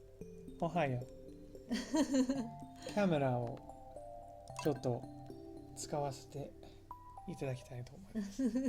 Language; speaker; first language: Japanese; non-native, fluent; English